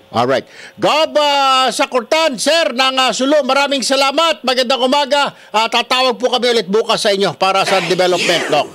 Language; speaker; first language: Filipino; native; Filipino